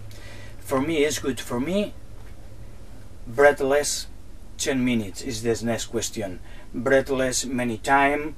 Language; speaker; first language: English; non-native, learner; Spanish